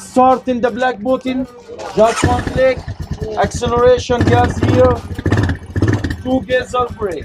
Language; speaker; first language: English; non-native, learner; Arabic